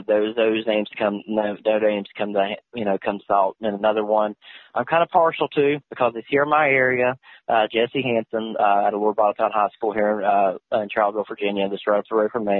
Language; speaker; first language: English; native; English